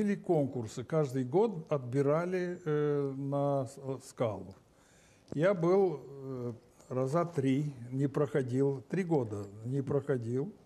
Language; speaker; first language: Russian; non-native, local second language; Romanian